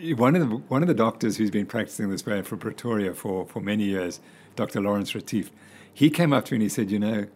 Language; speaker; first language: English; native; English